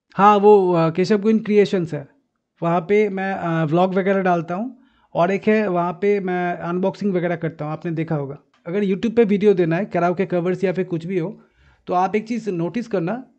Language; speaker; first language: Hindi; non-native, local second language; Bangla